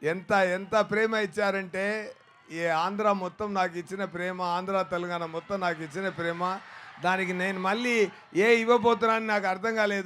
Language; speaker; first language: Telugu; non-native, fluent; Tamil